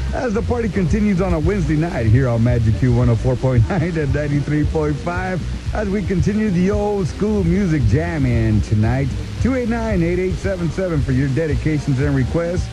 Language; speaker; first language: English; early bilingual, other home language; Spanish